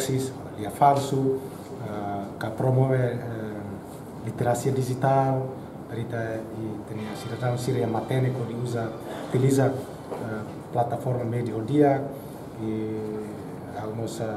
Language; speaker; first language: Portuguese; non-native, local second language; Tetum